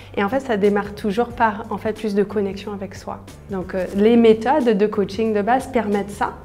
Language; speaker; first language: French; non-native, fluent; English